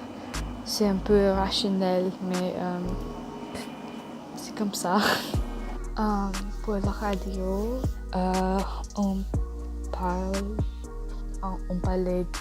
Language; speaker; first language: French; non-native, learner; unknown